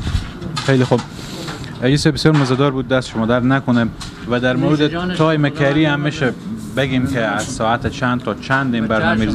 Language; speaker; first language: Persian; native; Persian